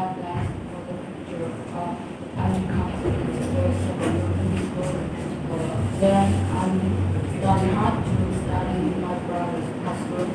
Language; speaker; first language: English; non-native, learner; Vietnamese